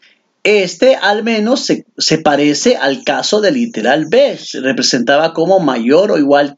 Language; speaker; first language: Spanish; native; Spanish